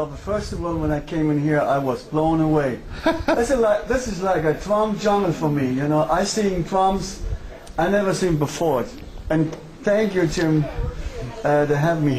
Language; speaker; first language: English; non-native, fluent; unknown